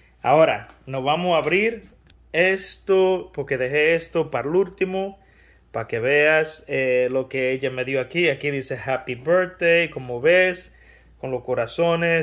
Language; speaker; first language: Spanish; early bilingual, heritage; Spanish